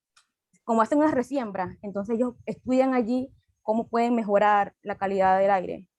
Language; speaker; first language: Spanish; native; Spanish